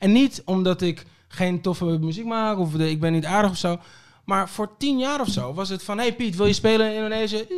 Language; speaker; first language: Dutch; early bilingual, other home language; Papiamento